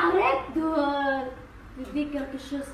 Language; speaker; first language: French; non-native, learner; Filipino